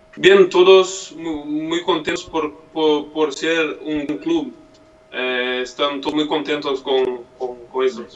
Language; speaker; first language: Spanish; non-native, learner; Portuguese